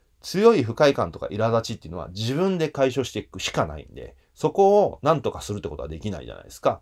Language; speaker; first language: Japanese; native; Japanese